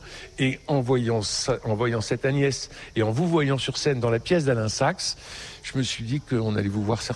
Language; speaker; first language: French; native; French